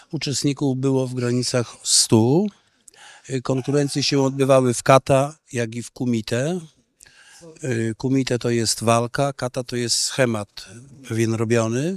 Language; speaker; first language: Polish; native; Polish